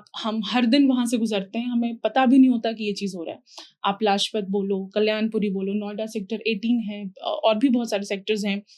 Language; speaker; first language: Hindi; native; Hindi